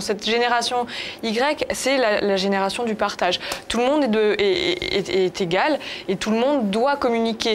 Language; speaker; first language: French; native; French